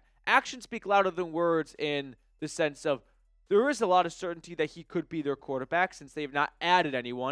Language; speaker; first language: English; native; English